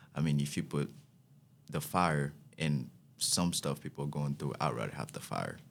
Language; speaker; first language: English; non-native, fluent; Haitian Creole